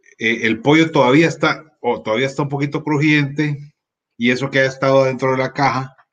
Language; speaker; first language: Spanish; native; Spanish